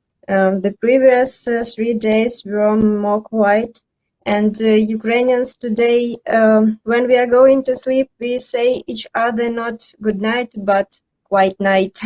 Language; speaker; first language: English; non-native, learner; Ukrainian